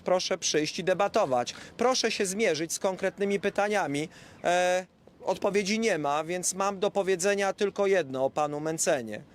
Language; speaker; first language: Polish; native; Polish